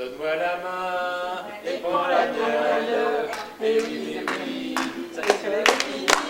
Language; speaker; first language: French; native; French